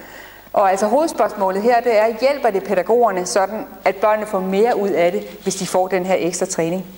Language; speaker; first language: Danish; native; Danish